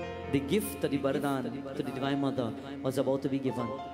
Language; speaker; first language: English; native; English